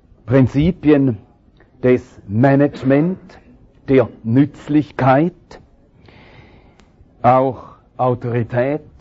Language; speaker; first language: German; native; German